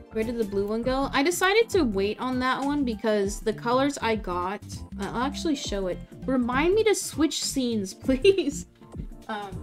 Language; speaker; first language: English; native; English